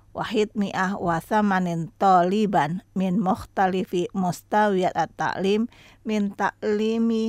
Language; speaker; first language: Arabic; non-native, fluent; Indonesian